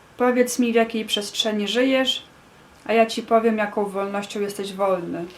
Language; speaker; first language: Polish; native; Polish